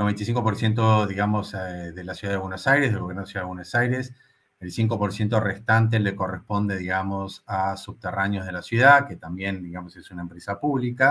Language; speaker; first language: Spanish; native; Spanish